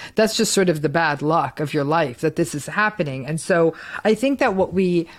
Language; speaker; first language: English; early bilingual, other home language; Hindi